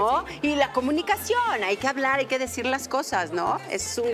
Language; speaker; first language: Spanish; native; Spanish